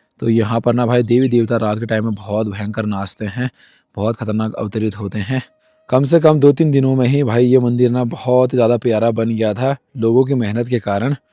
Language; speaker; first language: Hindi; native; Hindi